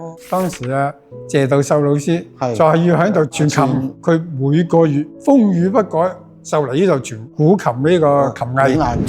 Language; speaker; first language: Cantonese; native; Cantonese